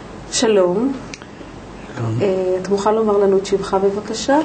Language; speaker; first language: Hebrew; native; Hebrew